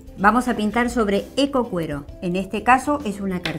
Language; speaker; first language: Spanish; native; Spanish